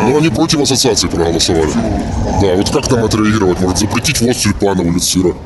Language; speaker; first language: Russian; native; Russian